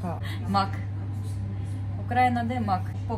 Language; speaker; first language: Japanese; non-native, learner; Ukrainian